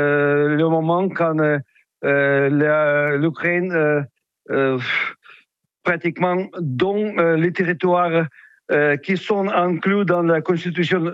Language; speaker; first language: French; non-native, fluent; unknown